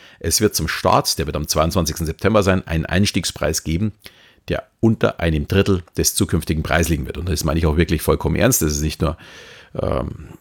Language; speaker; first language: German; native; German